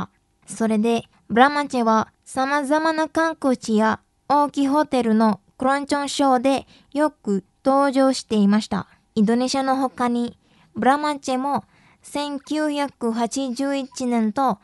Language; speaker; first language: Japanese; non-native, fluent; Indonesian